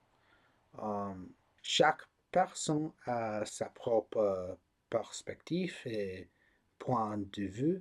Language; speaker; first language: French; non-native, learner; English